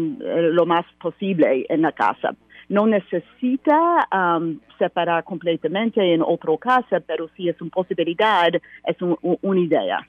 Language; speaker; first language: Spanish; non-native, learner; English